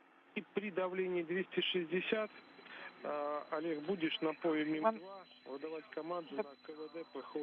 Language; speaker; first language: Russian; native; Russian